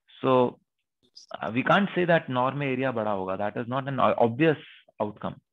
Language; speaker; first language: English; non-native, local second language; Hindi